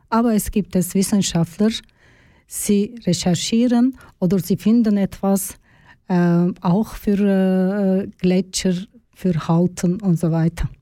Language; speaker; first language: German; non-native, learner; Turkish